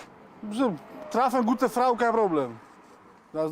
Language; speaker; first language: German; non-native, learner; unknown